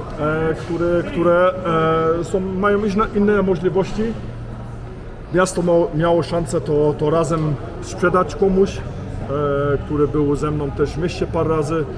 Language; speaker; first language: Polish; early bilingual, heritage; Polish